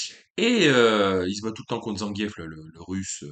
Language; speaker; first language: French; native; French